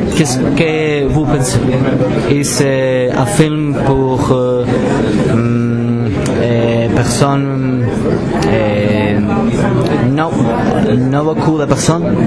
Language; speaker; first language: French; non-native, learner; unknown